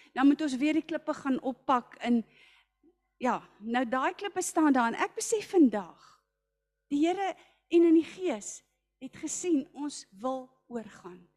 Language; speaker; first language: Afrikaans; native; Afrikaans